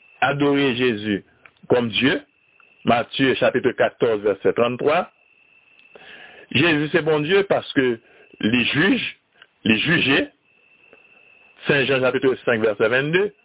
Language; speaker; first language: French; non-native, learner; Haitian Creole